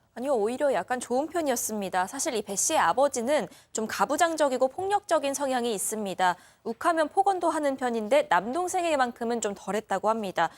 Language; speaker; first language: Korean; native; Korean